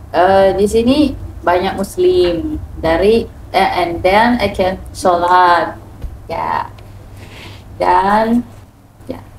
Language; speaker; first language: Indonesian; non-native, learner; Thai